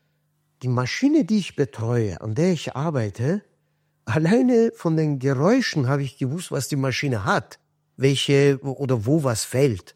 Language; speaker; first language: German; non-native, fluent; Kurdish